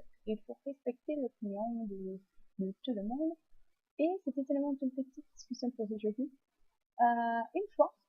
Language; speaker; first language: French; non-native, fluent; Portuguese